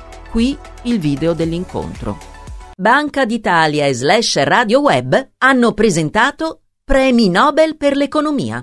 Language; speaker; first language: Italian; native; Italian